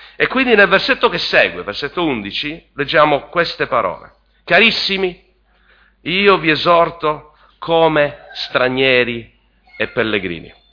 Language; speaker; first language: Italian; native; Italian